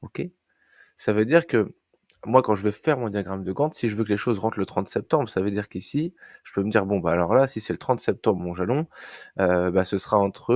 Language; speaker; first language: French; native; French